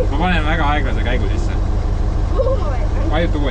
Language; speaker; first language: Estonian; native; Estonian